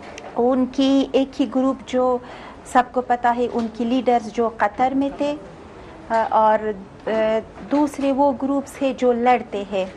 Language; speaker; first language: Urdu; non-native, learner; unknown